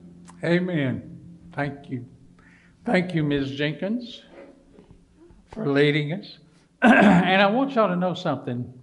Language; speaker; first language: English; native; English